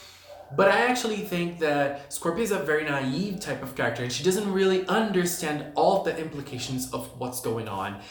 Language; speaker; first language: English; non-native, fluent; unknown